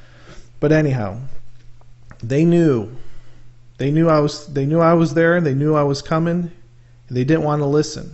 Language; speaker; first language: English; native; English